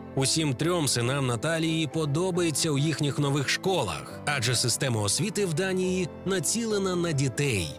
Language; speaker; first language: Ukrainian; native; Ukrainian